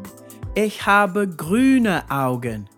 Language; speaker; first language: German; non-native, fluent; English